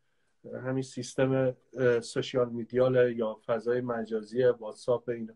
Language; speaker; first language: Persian; native; Persian